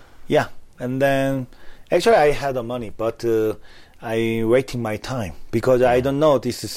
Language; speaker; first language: English; non-native, learner; Korean